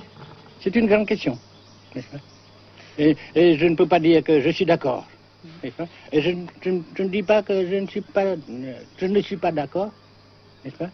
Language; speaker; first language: French; non-native, fluent; Vietnamese